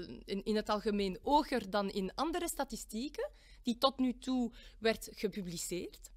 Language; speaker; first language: Dutch; non-native, local second language; French